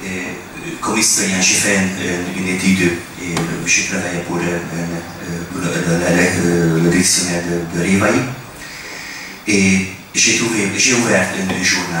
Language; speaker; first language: French; non-native, fluent; Hungarian